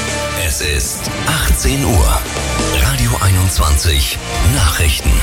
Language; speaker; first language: German; native; German